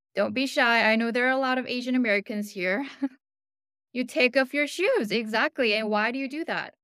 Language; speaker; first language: English; early bilingual, other home language; Korean